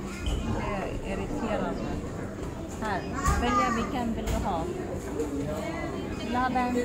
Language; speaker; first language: Swedish; non-native, learner; Filipino